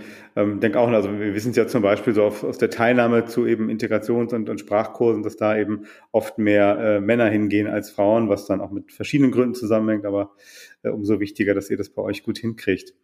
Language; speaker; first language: German; native; German